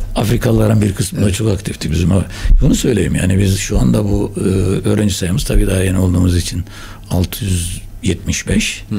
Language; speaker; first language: Turkish; native; Turkish